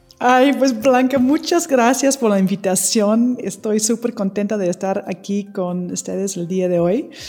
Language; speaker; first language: Spanish; non-native, fluent; English